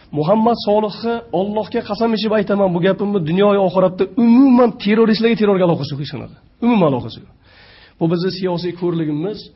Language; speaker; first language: Uzbek; native; Uzbek